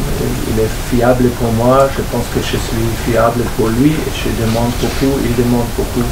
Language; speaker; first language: French; non-native, fluent; German